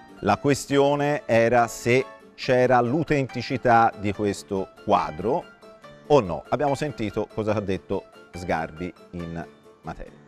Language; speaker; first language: Italian; native; Italian